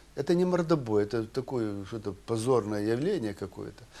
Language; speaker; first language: Russian; non-native, local second language; Ukrainian